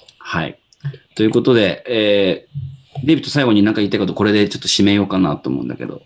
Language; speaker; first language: Japanese; native; Japanese